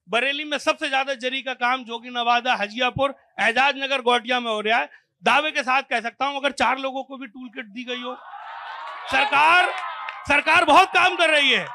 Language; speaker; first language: Hindi; native; Hindi